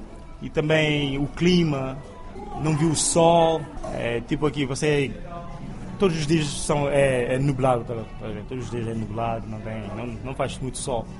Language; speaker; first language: Portuguese; non-native, local second language; Kabuverdianu